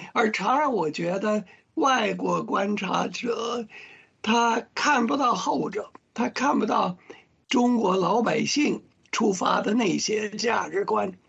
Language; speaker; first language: Chinese; non-native, fluent; English